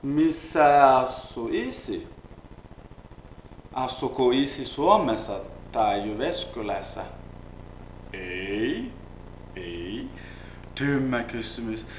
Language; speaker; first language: Finnish; non-native, learner; Danish